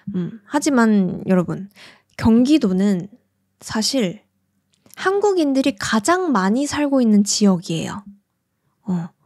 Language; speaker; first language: Korean; native; Korean